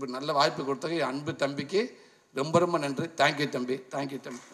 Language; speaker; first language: Tamil; native; Tamil